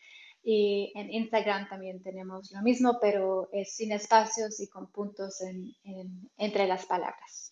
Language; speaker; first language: Spanish; early bilingual, heritage; Spanish